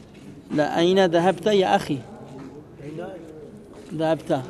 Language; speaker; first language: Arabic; early bilingual, heritage; Arabic